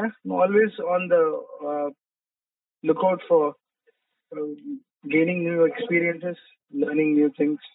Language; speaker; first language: English; non-native, local second language; Tamil